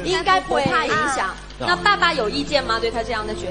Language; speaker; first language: Chinese; native; Chinese